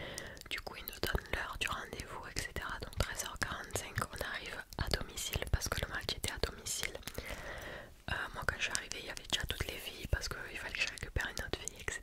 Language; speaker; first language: French; native; French